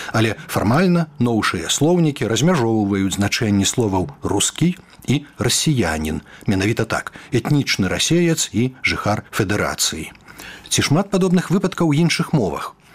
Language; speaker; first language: Belarusian; native; Belarusian